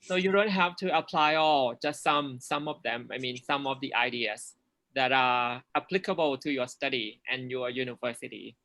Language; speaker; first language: English; non-native, fluent; Thai